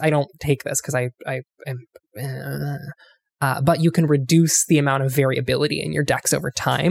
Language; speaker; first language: English; native; English